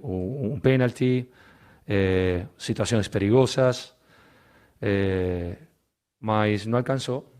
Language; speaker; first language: Portuguese; non-native, learner; Spanish